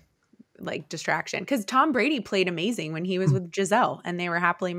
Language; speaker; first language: English; native; English